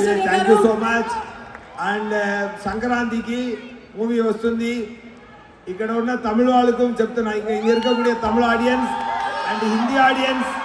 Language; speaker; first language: Telugu; non-native, learner; Tamil